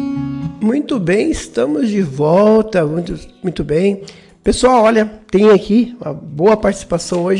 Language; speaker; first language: Portuguese; native; Portuguese